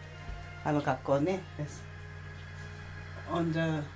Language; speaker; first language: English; non-native, learner; Japanese